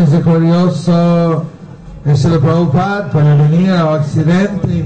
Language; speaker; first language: Spanish; non-native, learner; Bangla